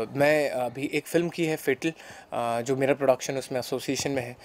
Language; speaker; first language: Hindi; native; Hindi